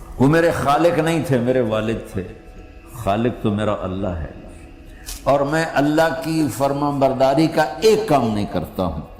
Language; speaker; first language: Urdu; non-native, local second language; Punjabi